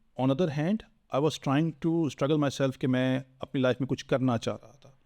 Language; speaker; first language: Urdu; native; Urdu